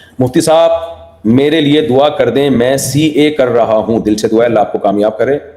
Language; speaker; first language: Urdu; native; Urdu